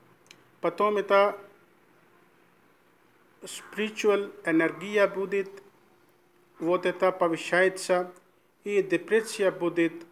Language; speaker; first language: Russian; non-native, learner; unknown